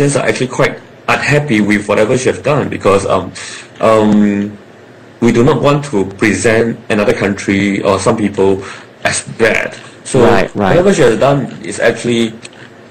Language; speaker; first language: English; non-native, local second language; Chinese